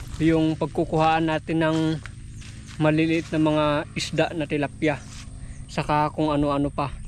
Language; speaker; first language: Filipino; non-native, local second language; Iloko